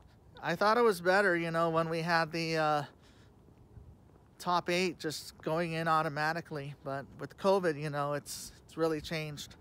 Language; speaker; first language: English; native; English